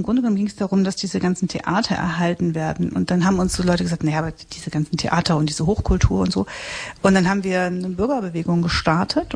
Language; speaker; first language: German; native; German